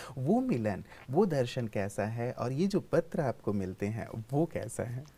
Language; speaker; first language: Hindi; native; Hindi